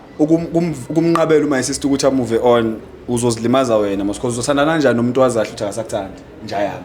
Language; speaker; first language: Zulu; native; Zulu